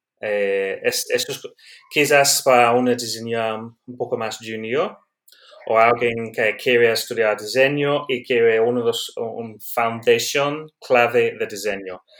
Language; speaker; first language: Spanish; non-native, learner; English